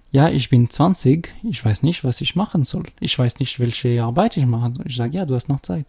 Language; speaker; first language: German; non-native, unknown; French